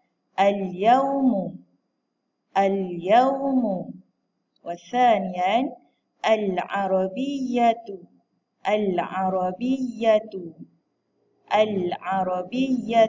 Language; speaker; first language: Arabic; non-native, fluent; Malay